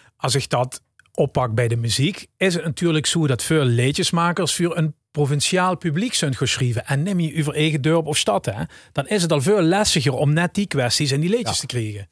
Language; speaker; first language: Dutch; native; Dutch